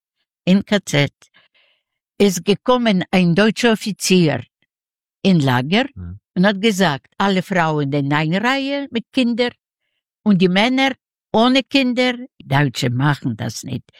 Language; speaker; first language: German; non-native, learner; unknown